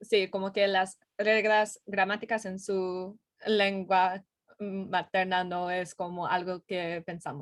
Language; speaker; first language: Spanish; non-native, learner; English